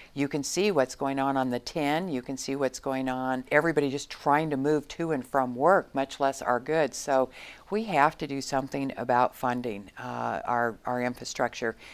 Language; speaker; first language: English; native; English